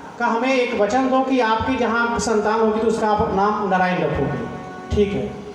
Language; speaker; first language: Hindi; non-native, local second language; Punjabi